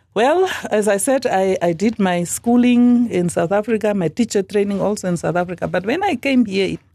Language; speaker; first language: English; non-native, local second language; Afrikaans